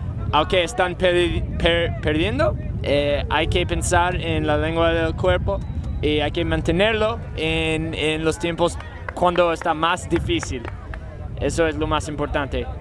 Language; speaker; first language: Spanish; non-native, learner; English